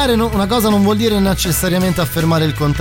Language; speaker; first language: Italian; native; Italian